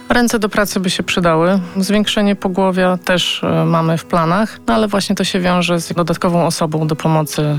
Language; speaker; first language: Polish; native; Polish